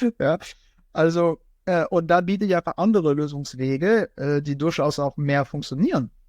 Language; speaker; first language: German; non-native, fluent; French